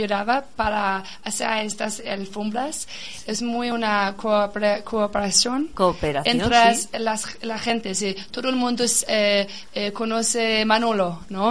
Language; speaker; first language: Spanish; non-native, learner; Danish